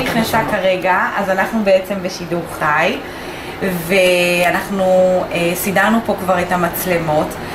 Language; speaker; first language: Hebrew; native; Hebrew